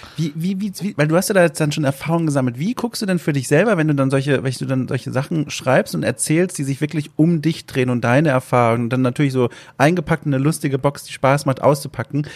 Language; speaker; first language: German; native; German